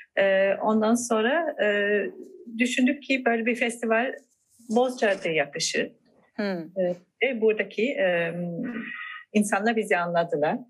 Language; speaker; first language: Turkish; non-native, fluent; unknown